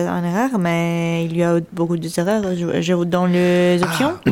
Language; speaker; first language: French; non-native, learner; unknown